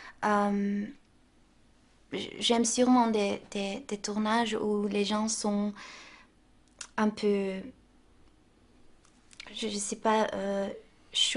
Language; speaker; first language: French; non-native, local second language; Dutch